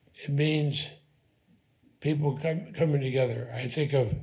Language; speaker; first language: English; native; English